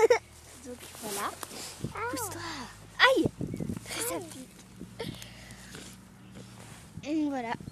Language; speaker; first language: French; native; French